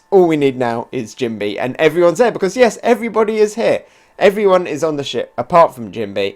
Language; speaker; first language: English; native; English